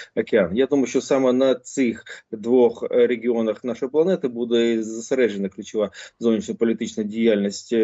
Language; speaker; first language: Ukrainian; native; Ukrainian